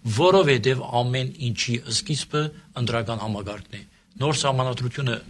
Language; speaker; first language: Armenian; early bilingual, heritage; Armenian